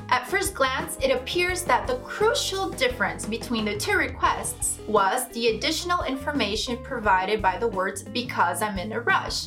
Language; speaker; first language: English; non-native, fluent; Portuguese